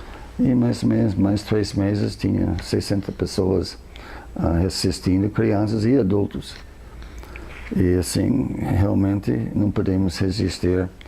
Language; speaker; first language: Portuguese; non-native, fluent; English